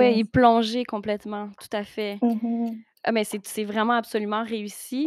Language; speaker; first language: French; native; French